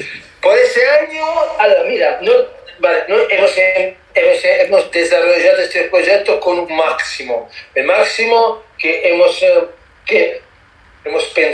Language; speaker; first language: Spanish; non-native, learner; Italian